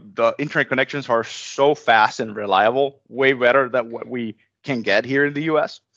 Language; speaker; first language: English; non-native, fluent; Spanish